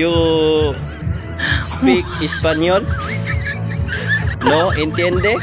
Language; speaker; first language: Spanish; non-native, learner; Cebuano